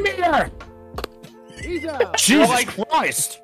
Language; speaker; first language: English; native; English